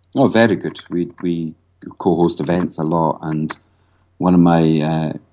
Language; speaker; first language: English; native; English